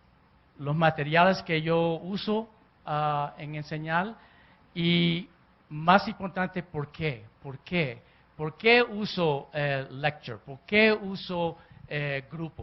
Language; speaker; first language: Spanish; early bilingual, heritage; Spanish